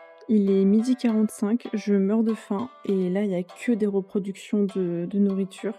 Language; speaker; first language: French; native; French